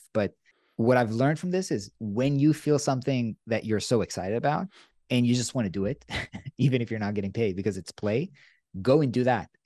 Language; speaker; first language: English; non-native, fluent; Hebrew